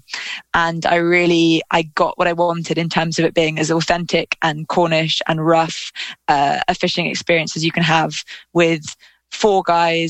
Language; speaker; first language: English; native; English